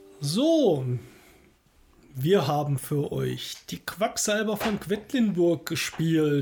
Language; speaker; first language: German; native; German